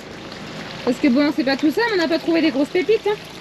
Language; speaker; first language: French; native; French